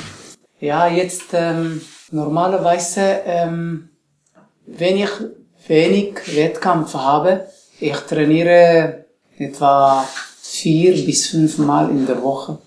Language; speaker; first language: German; non-native, learner; Tigrinya